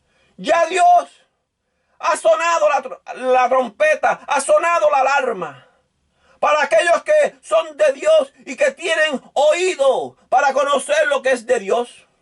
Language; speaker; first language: Spanish; native; Spanish